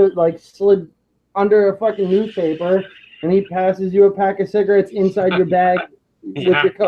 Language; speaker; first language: English; native; English